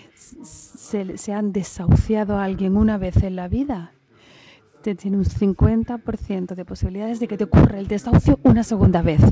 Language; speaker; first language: Spanish; non-native, fluent; English